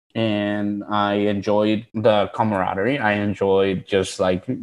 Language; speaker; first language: English; early bilingual, other home language; Spanish